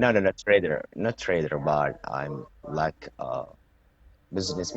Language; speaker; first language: English; non-native, learner; Indonesian